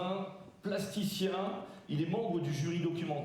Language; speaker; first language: French; native; French